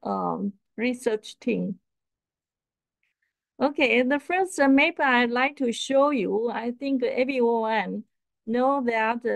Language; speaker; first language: English; non-native, fluent; Chinese